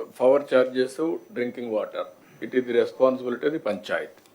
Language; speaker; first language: Telugu; native; Telugu